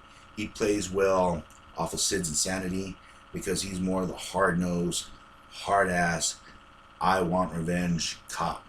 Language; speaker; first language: English; native; English